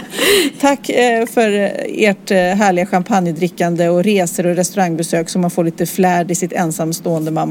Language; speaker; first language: Swedish; native; Swedish